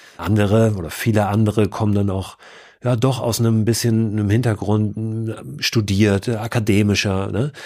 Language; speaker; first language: German; native; German